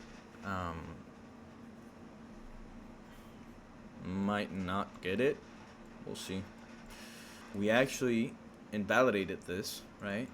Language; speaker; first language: English; early bilingual, other home language; Spanish